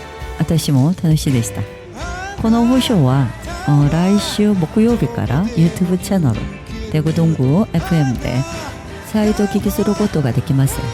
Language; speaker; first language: Japanese; non-native, learner; Korean